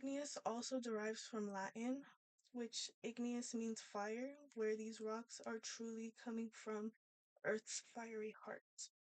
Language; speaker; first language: English; native; English